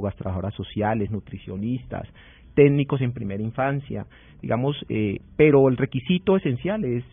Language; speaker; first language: Spanish; native; Spanish